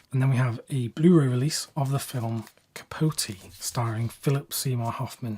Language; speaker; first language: English; native; English